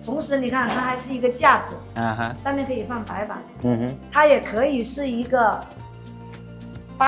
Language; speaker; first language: Chinese; native; Chinese